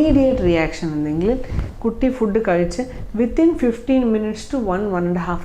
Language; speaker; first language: Malayalam; non-native, fluent; Tamil